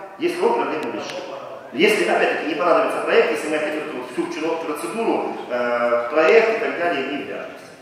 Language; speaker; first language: Russian; native; Russian